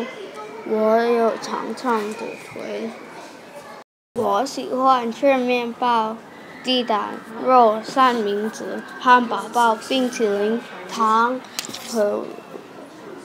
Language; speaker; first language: Chinese; non-native, local second language; Cantonese